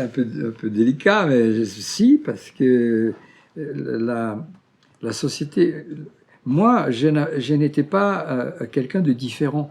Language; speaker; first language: French; non-native, fluent; Portuguese